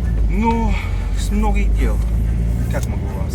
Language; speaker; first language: Russian; non-native, learner; Bulgarian